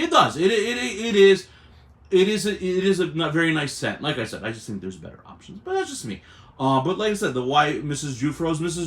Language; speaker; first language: English; native; English